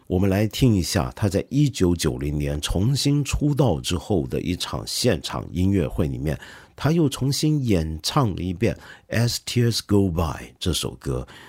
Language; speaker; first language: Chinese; non-native, local second language; Cantonese